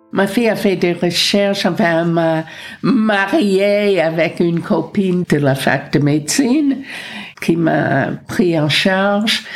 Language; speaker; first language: French; non-native, fluent; English